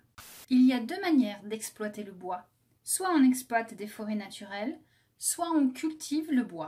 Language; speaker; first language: French; native; French